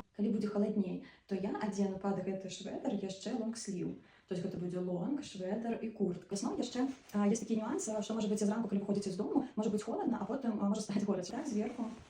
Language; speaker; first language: Belarusian; non-native, local second language; Russian